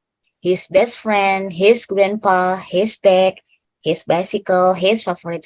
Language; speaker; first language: English; non-native, fluent; Indonesian